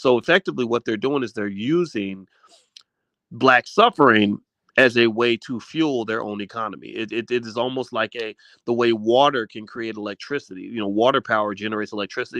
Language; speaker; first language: English; native; English